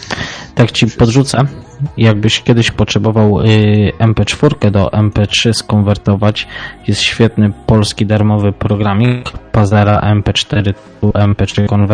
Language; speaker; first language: Polish; native; Polish